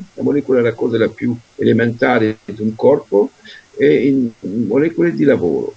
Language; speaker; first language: Italian; non-native, fluent; French